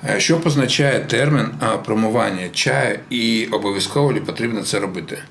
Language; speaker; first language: Ukrainian; non-native, local second language; Russian